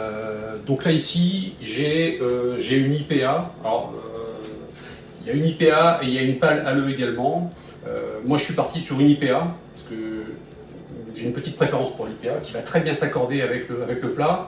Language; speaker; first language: French; native; French